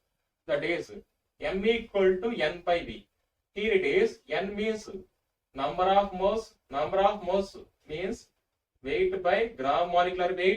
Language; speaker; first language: English; non-native, local second language; Telugu